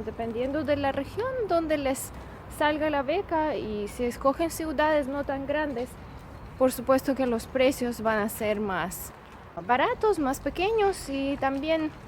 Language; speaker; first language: Spanish; non-native, fluent; Russian